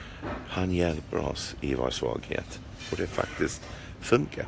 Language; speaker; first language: Swedish; non-native, fluent; English